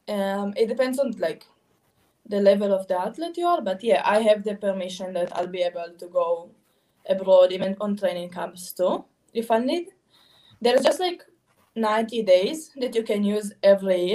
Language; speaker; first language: English; non-native, fluent; Hebrew